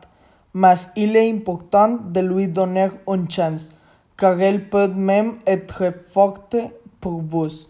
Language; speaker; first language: French; non-native, learner; Spanish